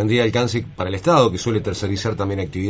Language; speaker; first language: Spanish; native; Spanish